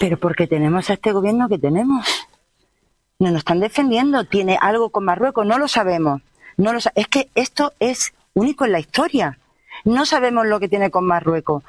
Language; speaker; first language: Spanish; native; Spanish